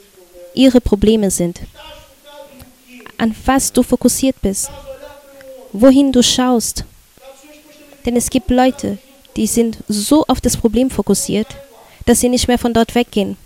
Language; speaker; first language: German; non-native, fluent; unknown